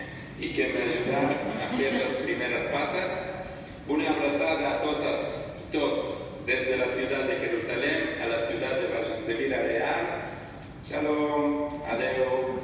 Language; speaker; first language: Catalan; non-native, learner; Hebrew